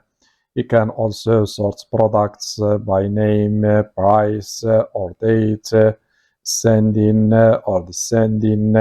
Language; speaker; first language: English; non-native, fluent; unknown